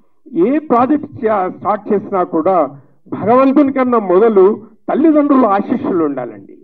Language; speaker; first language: Telugu; native; Telugu